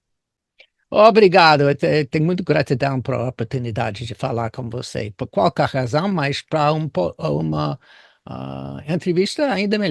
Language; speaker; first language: Portuguese; non-native, fluent; English